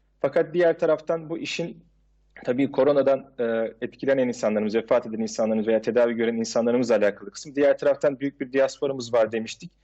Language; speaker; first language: Turkish; native; Turkish